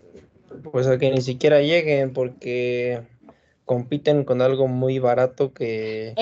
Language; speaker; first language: Spanish; native; Spanish